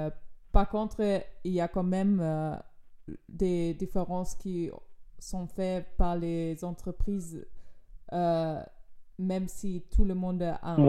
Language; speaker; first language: French; non-native, fluent; German